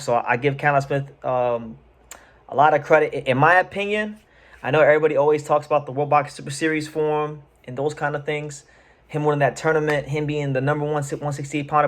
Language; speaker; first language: English; native; English